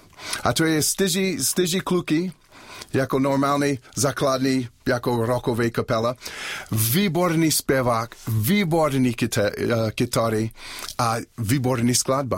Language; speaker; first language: Czech; non-native, learner; English